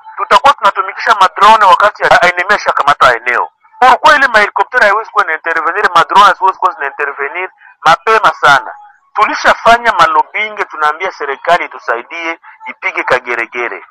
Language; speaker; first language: Swahili; native; Swahili